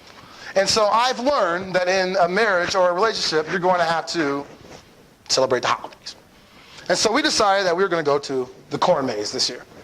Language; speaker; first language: English; native; English